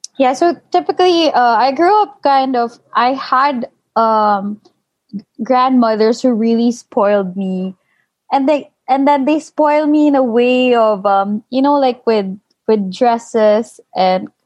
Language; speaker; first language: English; non-native, local second language; Filipino